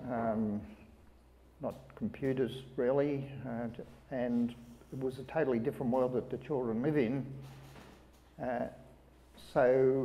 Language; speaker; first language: English; native; English